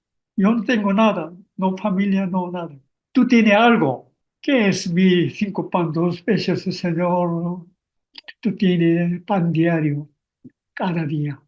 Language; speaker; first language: Spanish; non-native, learner; Korean